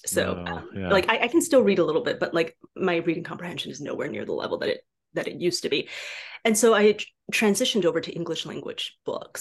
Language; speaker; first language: English; non-native, fluent; Chinese